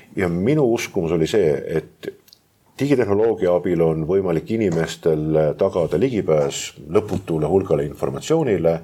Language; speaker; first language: Estonian; native; Estonian